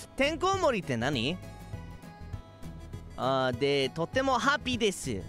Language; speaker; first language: Japanese; non-native, learner; English